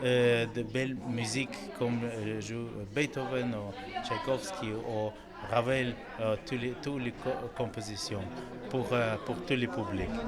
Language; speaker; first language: French; non-native, learner; Russian